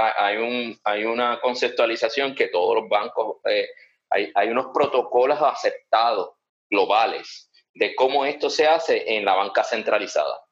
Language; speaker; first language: Spanish; early bilingual, heritage; Spanish